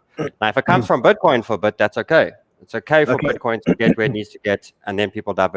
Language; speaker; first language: English; native; English